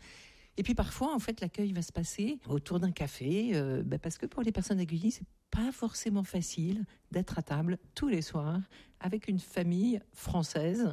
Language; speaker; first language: French; native; French